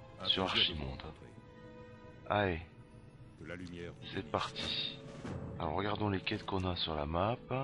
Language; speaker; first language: French; native; French